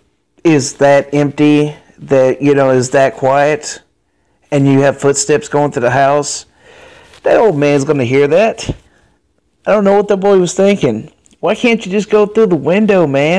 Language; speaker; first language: English; native; English